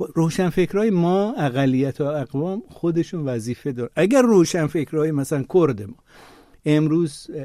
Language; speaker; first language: Persian; non-native, local second language; Azerbaijani